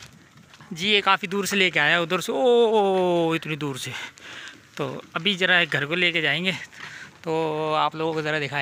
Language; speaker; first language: Hindi; non-native, local second language; Punjabi